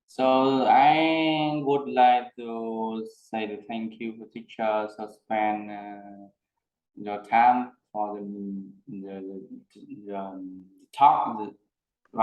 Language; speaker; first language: English; non-native, learner; Vietnamese